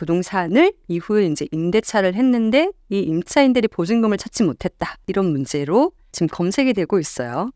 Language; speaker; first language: Korean; native; Korean